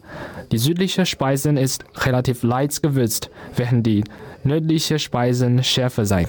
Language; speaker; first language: German; non-native, learner; Chinese